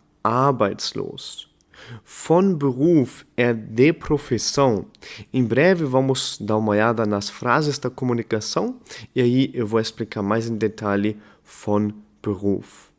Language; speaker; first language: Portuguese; non-native, fluent; German